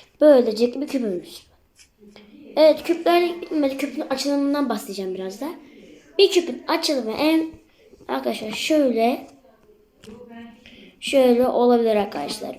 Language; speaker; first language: Turkish; native; Turkish